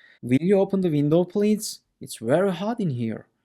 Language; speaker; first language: English; non-native, fluent; Turkish